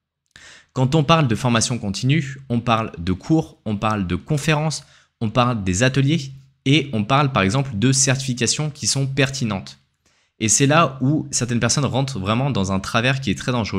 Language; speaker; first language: French; native; French